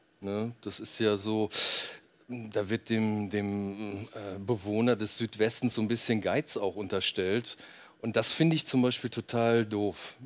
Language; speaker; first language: German; native; German